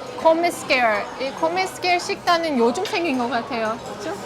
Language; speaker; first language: Korean; non-native, learner; Azerbaijani